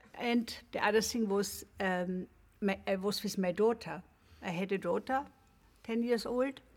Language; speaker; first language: English; non-native, fluent; German